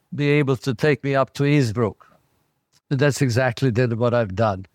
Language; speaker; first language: English; non-native, fluent; Slovak